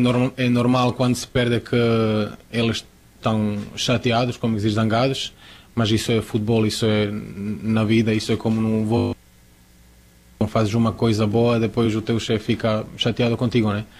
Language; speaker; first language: Portuguese; non-native, fluent; Croatian